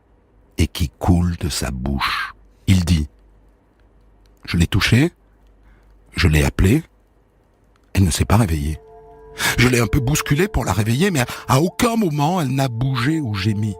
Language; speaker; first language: French; native; French